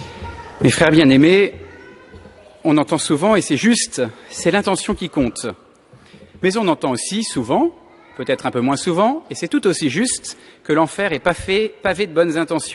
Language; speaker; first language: French; native; French